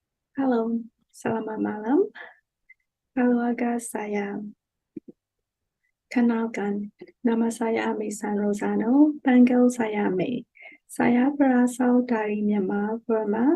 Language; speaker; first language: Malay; non-native, learner; Burmese